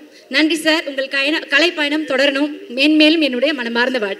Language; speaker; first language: Tamil; native; Tamil